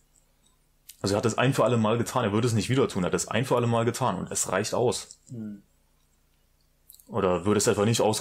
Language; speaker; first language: German; native; German